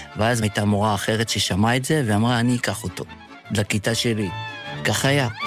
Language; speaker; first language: Hebrew; early bilingual, other home language; Yiddish